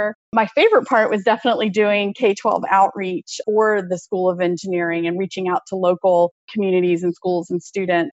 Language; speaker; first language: English; native; English